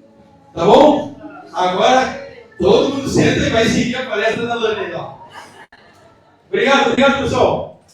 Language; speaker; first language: Portuguese; native; Portuguese